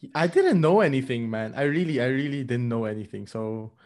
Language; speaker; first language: English; non-native, local second language; Filipino